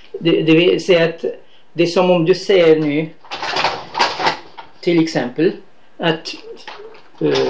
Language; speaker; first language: Swedish; non-native, fluent; Arabic